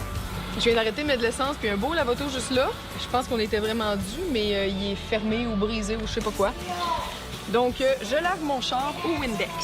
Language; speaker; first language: French; native; French